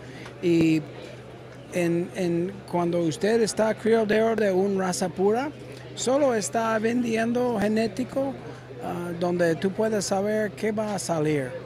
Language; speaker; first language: Spanish; non-native, learner; English